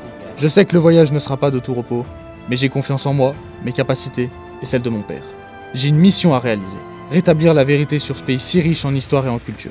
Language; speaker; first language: French; native; French